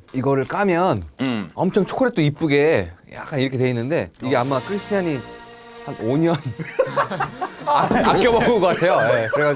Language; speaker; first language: Korean; native; Korean